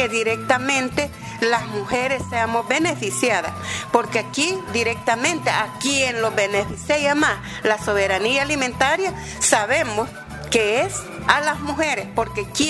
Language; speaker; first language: Spanish; native; Spanish